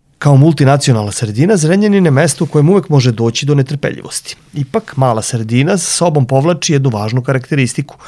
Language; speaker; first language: Serbian; native; Serbian